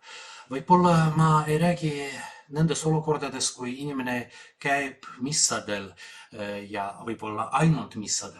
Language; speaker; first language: Estonian; non-native, fluent; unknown